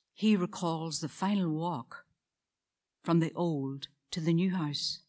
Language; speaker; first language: English; native; English